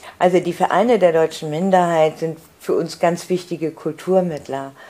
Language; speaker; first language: German; native; German